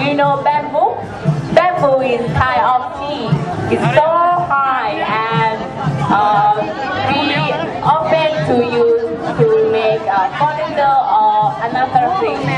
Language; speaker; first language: English; non-native, learner; Thai